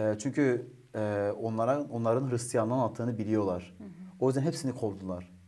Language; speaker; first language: Turkish; native; Turkish